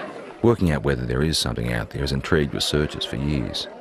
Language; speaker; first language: English; native; English